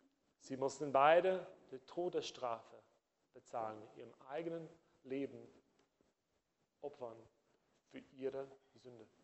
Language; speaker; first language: German; non-native, fluent; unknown